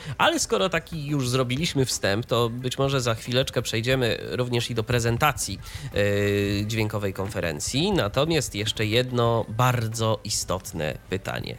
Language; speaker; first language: Polish; native; Polish